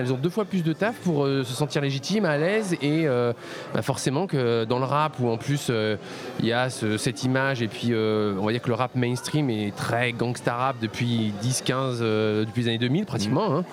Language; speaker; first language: French; native; French